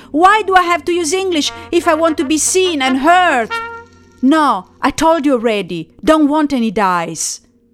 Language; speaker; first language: English; non-native, fluent; Italian